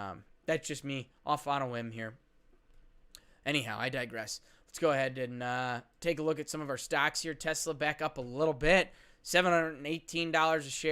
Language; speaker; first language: English; native; English